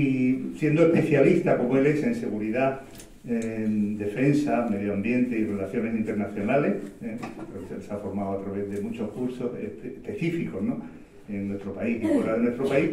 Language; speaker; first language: Spanish; native; Spanish